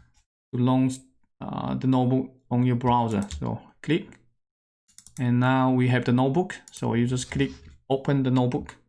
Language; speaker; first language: English; non-native, fluent; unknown